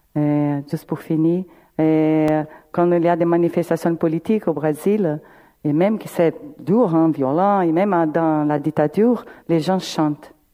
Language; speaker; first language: French; non-native, fluent; Portuguese